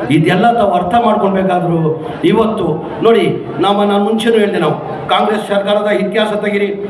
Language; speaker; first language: Kannada; non-native, local second language; Urdu